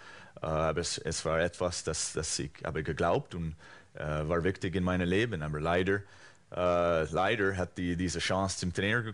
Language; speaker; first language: German; non-native, fluent; English